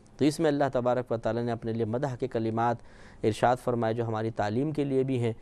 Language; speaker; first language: Urdu; native; Urdu